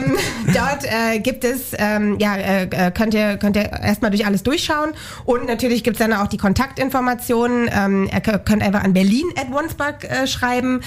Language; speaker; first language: German; native; German